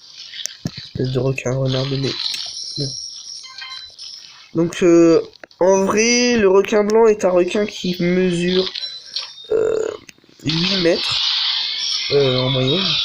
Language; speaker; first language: French; native; French